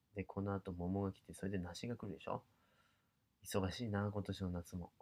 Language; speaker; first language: Japanese; native; Japanese